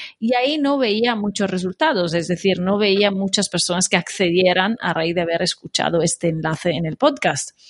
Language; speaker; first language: Spanish; non-native, fluent; Italian